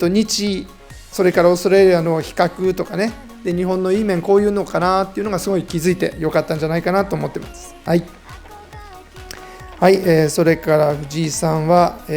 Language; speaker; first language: Japanese; native; Japanese